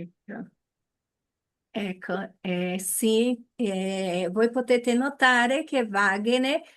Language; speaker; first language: Italian; early bilingual, heritage; Portuguese